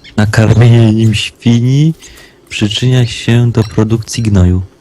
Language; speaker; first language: Polish; native; Polish